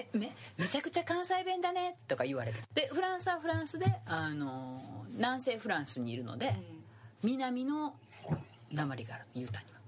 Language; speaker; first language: Japanese; native; Japanese